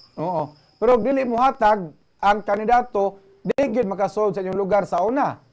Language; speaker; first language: Cebuano; native; Cebuano